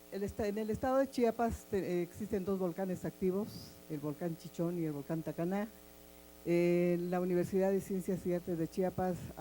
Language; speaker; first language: Spanish; native; Spanish